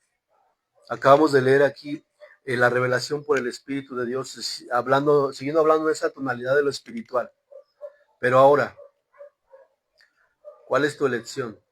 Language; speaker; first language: Spanish; native; Spanish